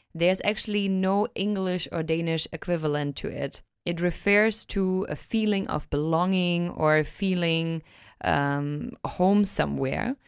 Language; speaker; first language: English; non-native, fluent; German